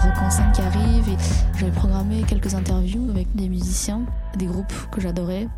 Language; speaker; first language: French; early bilingual, other home language; Chinese